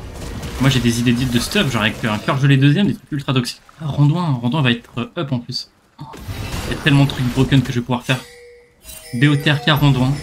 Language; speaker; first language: French; native; French